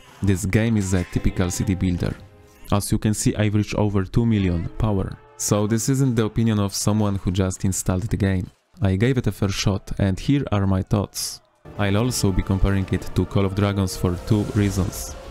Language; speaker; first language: English; non-native, fluent; Polish